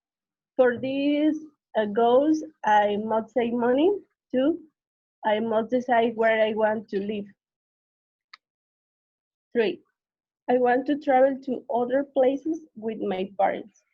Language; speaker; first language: English; non-native, learner; Spanish